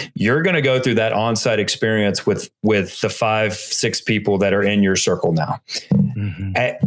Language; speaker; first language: English; native; English